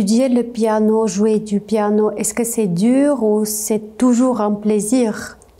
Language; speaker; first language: French; non-native, fluent; Armenian